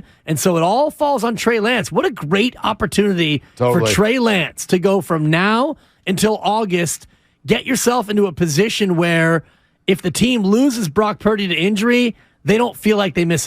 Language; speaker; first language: English; native; English